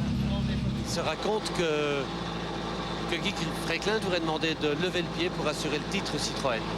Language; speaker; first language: French; native; French